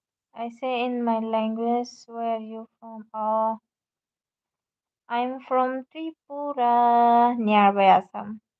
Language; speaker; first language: English; non-native, learner; Kok Borok